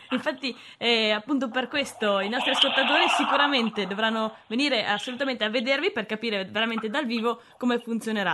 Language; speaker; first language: Italian; native; Italian